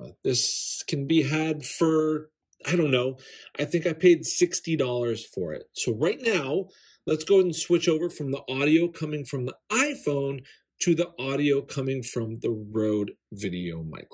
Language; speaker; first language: English; native; English